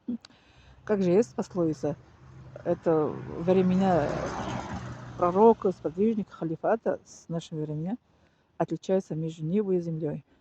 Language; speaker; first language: Russian; non-native, learner; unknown